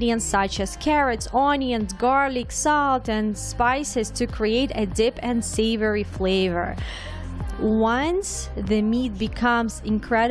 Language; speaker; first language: English; non-native, fluent; Ukrainian